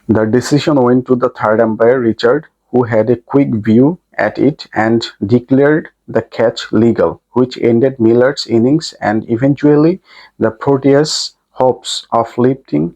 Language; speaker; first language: English; non-native, local second language; Bangla